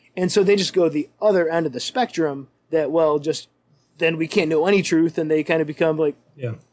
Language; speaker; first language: English; native; English